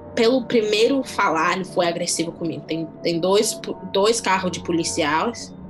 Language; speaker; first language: Portuguese; non-native, fluent; English